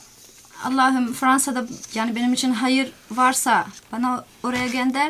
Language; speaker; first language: Turkish; non-native, fluent; Somali